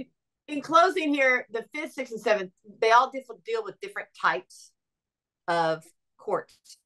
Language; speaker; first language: English; native; English